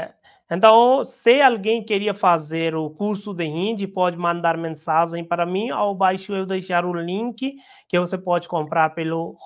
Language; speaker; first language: Portuguese; non-native, learner; Hindi